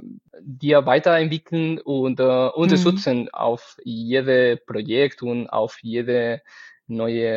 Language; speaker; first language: German; non-native, fluent; Spanish